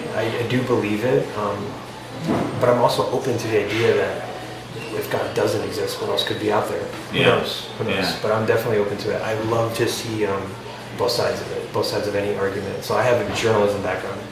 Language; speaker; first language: English; native; English